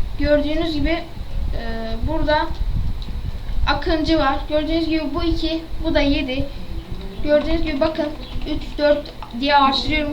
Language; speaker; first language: Turkish; native; Turkish